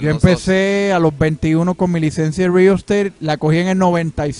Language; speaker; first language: Spanish; native; Spanish